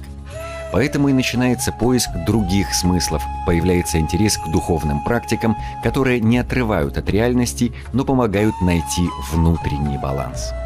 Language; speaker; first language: Russian; native; Russian